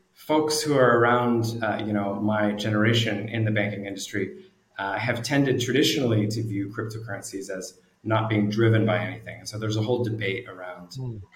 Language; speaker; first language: English; native; English